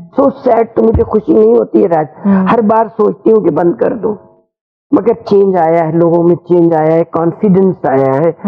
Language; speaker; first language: Hindi; native; Hindi